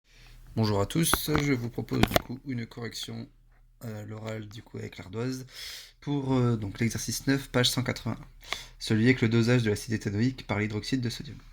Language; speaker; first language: French; native; French